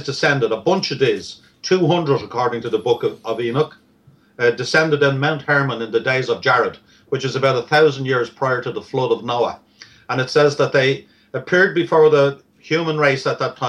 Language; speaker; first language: English; native; English